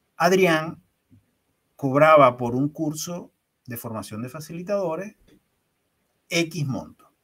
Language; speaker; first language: Spanish; native; Spanish